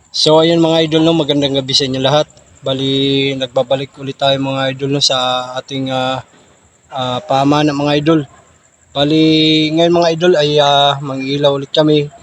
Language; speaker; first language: Filipino; non-native, local second language; Cebuano